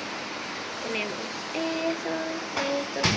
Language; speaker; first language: Spanish; native; Spanish